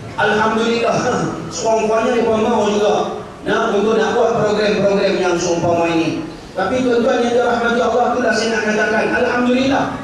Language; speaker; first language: Malay; native; Malay